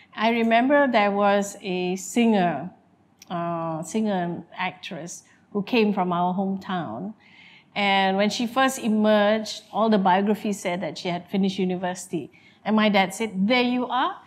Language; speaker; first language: English; non-native, local second language; Malay